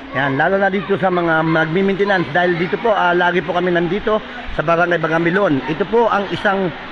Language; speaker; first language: Filipino; non-native, local second language; Bikol